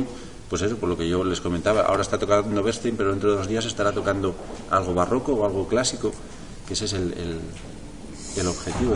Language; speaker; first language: Spanish; native; Spanish